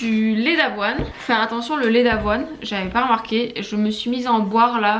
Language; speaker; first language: French; native; French